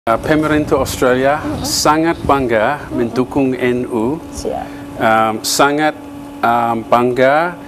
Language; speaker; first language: Indonesian; non-native, fluent; English